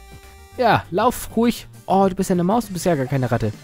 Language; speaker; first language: German; native; German